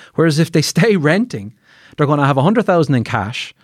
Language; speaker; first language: English; native; English